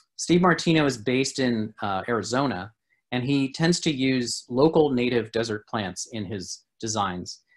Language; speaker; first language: English; native; English